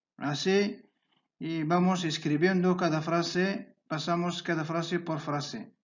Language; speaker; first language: Spanish; non-native, fluent; Arabic